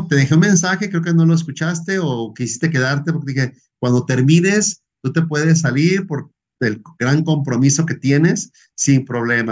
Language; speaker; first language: Spanish; native; Spanish